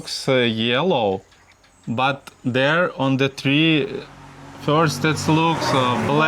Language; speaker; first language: English; non-native, learner; Russian